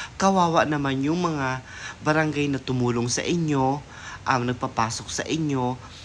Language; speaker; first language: Filipino; non-native, local second language; Tausug